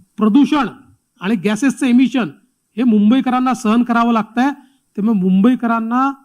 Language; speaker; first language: Marathi; native; Marathi